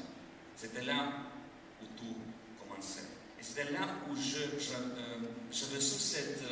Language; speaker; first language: French; non-native, fluent; Lithuanian